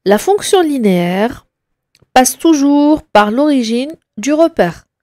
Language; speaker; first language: French; non-native, local second language; Arabic